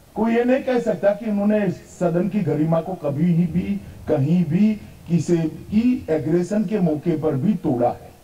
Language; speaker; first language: Hindi; non-native, local second language; Gujarati